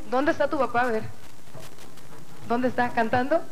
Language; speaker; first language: Spanish; native; Spanish